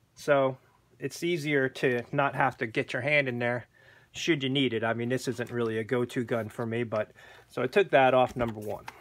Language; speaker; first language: English; native; English